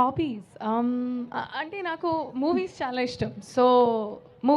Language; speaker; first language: Telugu; non-native, learner; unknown